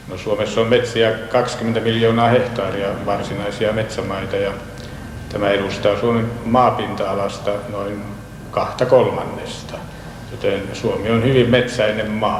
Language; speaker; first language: Finnish; native; Finnish